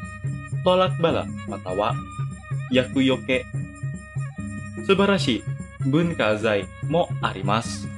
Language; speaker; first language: Japanese; non-native, fluent; Indonesian